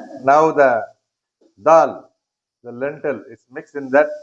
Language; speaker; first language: English; non-native, local second language; Tamil